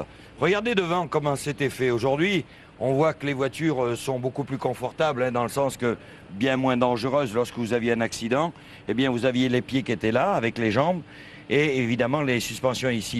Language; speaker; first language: French; native; French